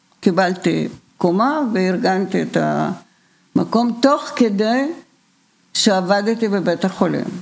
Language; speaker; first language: Hebrew; early bilingual, other home language; Bulgarian